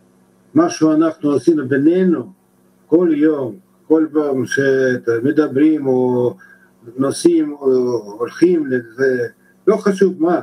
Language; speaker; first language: Hebrew; non-native, learner; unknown